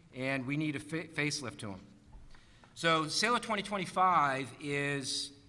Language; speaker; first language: English; native; English